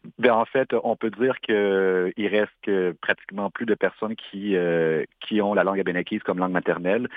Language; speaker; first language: French; native; French